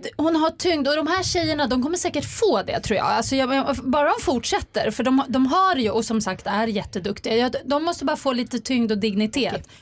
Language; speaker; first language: Swedish; native; Swedish